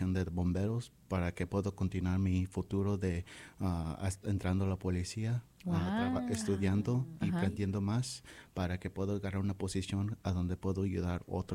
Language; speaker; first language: Spanish; early bilingual, heritage; Spanish